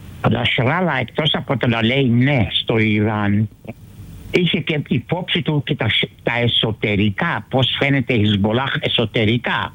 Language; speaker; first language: Greek; early bilingual, heritage; Greek